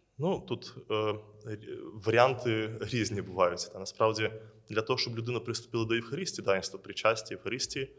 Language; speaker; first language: Ukrainian; native; Ukrainian